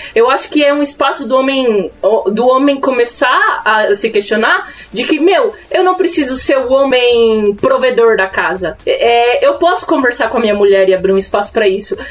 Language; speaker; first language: Portuguese; early bilingual, other home language; Spanish